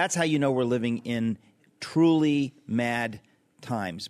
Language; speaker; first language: English; native; English